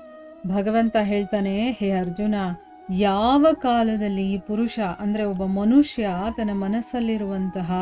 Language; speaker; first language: Kannada; native; Kannada